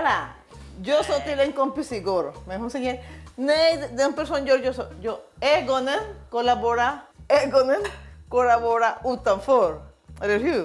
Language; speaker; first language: Swedish; non-native, learner; Spanish